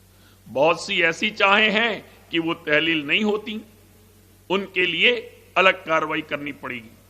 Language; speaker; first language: Hindi; native; Hindi